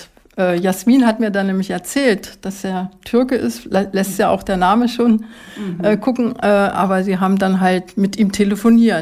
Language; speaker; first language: German; native; German